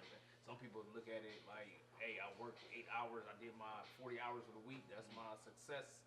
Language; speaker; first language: English; native; English